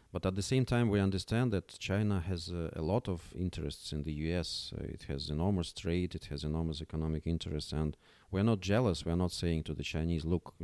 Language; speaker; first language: English; non-native, fluent; Russian